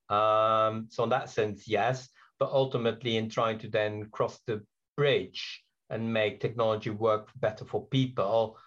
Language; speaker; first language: English; non-native, fluent; Dutch